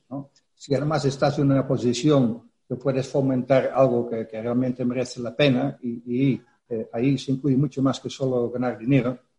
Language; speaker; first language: Spanish; non-native, fluent; Dutch